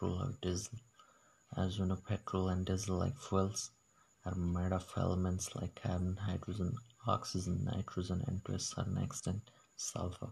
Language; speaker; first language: English; non-native, local second language; Odia